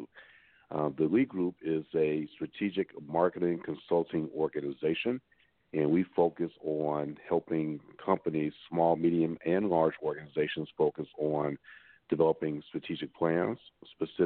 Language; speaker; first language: English; native; English